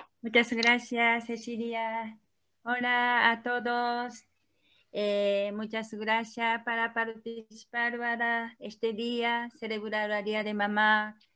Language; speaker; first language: Spanish; non-native, learner; Korean